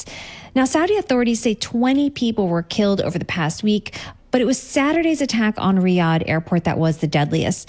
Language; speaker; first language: English; native; English